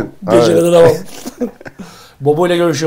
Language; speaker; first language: Turkish; native; Turkish